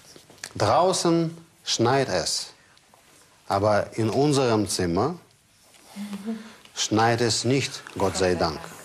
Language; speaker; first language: German; non-native, fluent; Russian